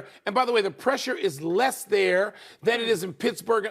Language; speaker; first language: English; native; English